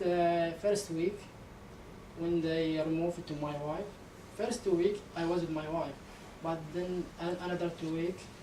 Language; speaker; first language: English; non-native, learner; Arabic